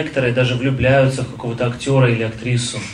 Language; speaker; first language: Russian; native; Russian